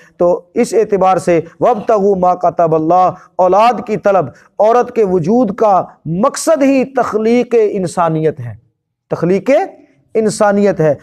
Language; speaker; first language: Urdu; non-native, local second language; Punjabi